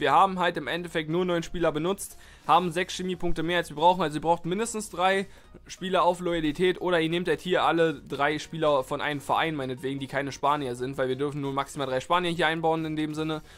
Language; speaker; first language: German; native; German